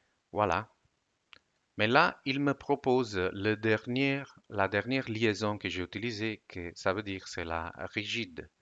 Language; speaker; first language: French; non-native, fluent; Italian